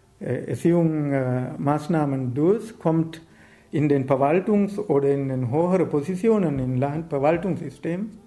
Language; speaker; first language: German; non-native, learner; Sinhala